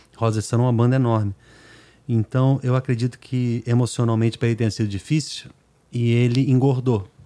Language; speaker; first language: Portuguese; native; Portuguese